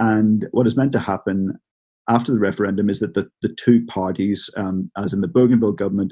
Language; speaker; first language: English; native; English